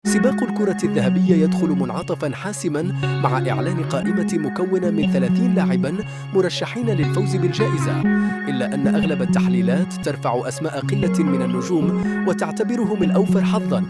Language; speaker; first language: Arabic; native; Arabic